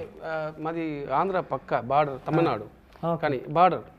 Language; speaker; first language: Telugu; non-native, learner; Tamil